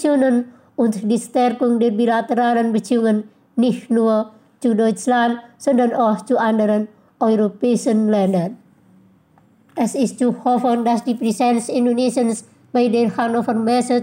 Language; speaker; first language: German; non-native, fluent; Indonesian